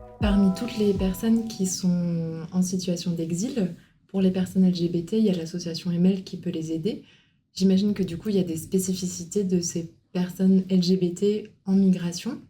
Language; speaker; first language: French; native; French